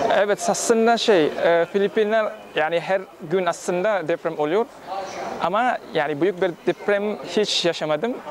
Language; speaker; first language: Turkish; non-native, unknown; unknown